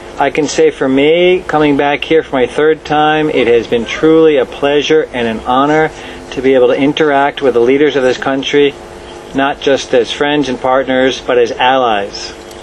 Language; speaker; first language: English; native; English